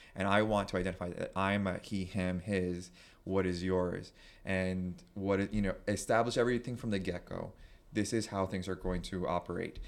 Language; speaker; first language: English; native; English